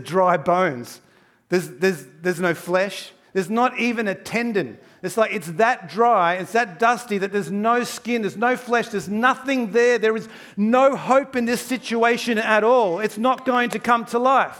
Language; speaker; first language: English; native; English